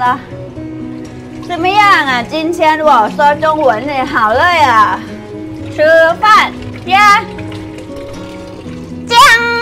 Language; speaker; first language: Chinese; non-native, learner; Thai